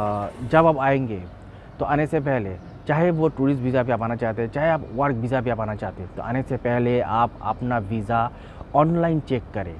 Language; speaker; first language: Hindi; non-native, local second language; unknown